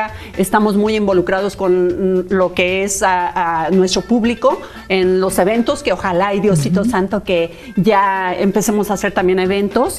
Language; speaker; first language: Spanish; native; Spanish